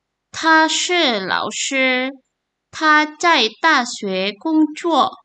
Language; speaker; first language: Chinese; non-native, fluent; Indonesian